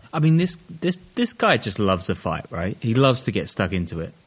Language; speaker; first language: English; native; English